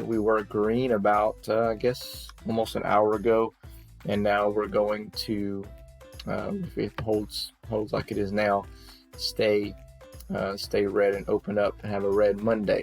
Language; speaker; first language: English; native; English